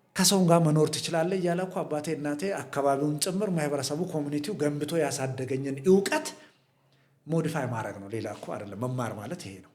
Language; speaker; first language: Amharic; non-native, local second language; Hadiyya